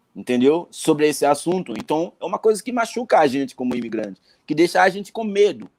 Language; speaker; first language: Portuguese; non-native, fluent; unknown